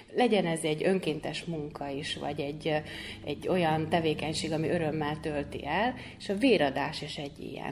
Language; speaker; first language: Hungarian; native; Hungarian